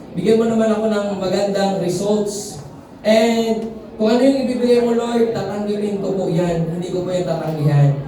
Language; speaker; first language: Filipino; non-native, local second language; Cebuano